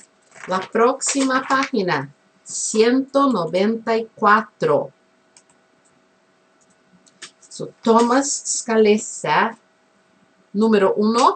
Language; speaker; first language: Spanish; non-native, fluent; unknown